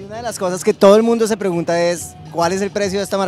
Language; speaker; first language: Spanish; native; Spanish